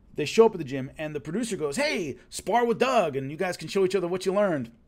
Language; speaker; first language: English; native; English